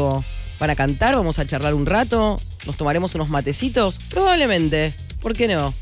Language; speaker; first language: Spanish; native; Spanish